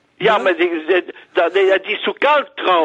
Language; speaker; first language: German; non-native, learner; French